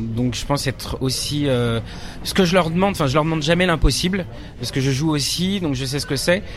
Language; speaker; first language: French; native; French